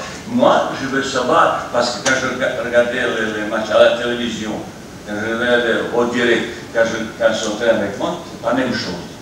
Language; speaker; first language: French; non-native, fluent; Bosnian